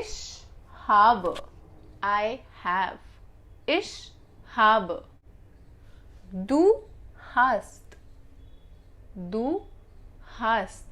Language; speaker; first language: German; non-native, fluent; Hindi